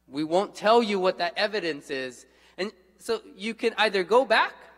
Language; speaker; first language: English; native; English